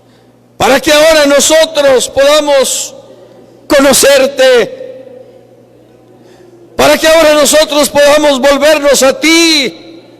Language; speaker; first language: Spanish; native; Spanish